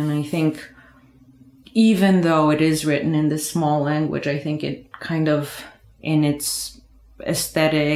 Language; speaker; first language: English; non-native, fluent; Bulgarian